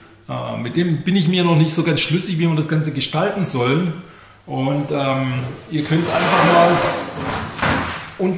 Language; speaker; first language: German; native; German